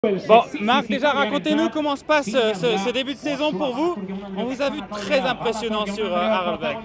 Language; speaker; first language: French; native; French